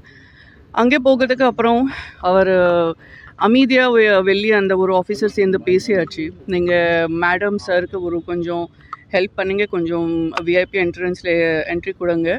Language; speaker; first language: Tamil; non-native, local second language; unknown